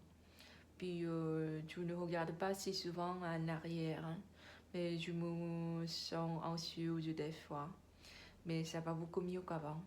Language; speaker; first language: French; non-native, learner; Korean